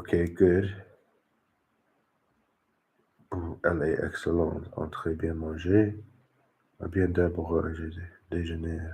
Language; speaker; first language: French; non-native, learner; English